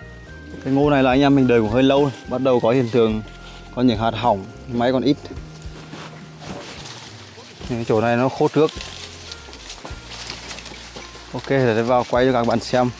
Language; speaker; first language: Vietnamese; native; Vietnamese